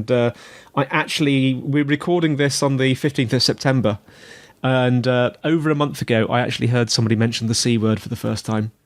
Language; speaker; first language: English; native; English